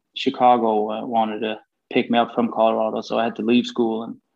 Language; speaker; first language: English; non-native, fluent; Swedish